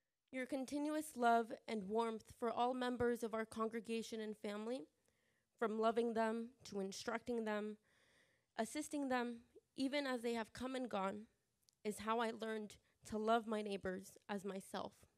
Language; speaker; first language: English; early bilingual, other home language; Spanish